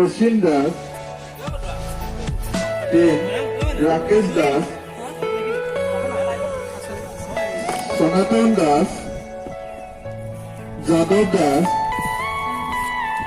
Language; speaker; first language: Assamese; native; Assamese